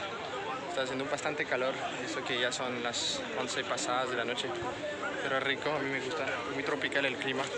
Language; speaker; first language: Spanish; non-native, fluent; French